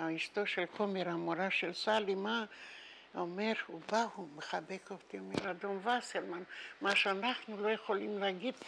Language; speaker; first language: Hebrew; non-native, fluent; Yiddish